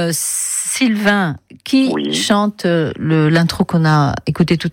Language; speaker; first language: French; native; French